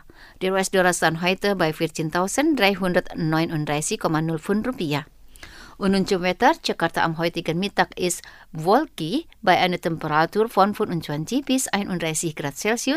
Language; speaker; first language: German; non-native, fluent; Indonesian